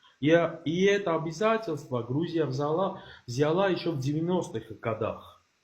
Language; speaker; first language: Russian; non-native, local second language; Georgian